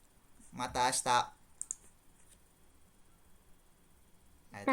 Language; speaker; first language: Japanese; non-native, fluent; Malay